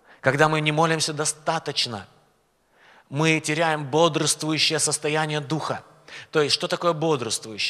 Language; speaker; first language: Russian; native; Russian